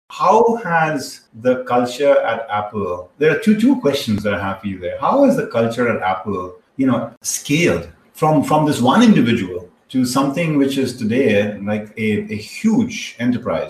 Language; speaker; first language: English; non-native, local second language; Hindi